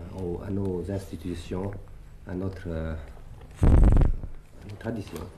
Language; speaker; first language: French; early bilingual, other home language; Thai